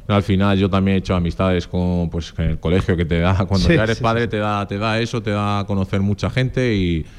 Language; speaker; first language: Spanish; early bilingual, other home language; Portuguese